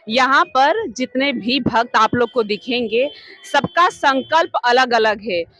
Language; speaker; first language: Hindi; native; Hindi